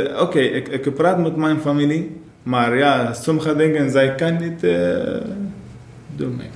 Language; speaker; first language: Dutch; non-native, learner; Arabic